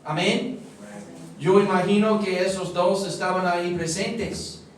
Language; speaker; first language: Spanish; non-native, fluent; English